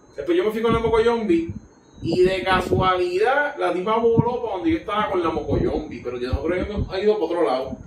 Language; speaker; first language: Spanish; native; Spanish